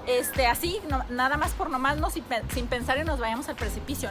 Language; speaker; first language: Spanish; native; Spanish